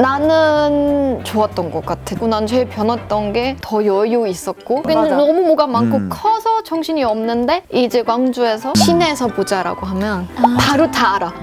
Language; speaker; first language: Korean; non-native, fluent; German